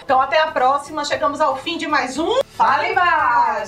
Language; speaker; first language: Portuguese; native; Portuguese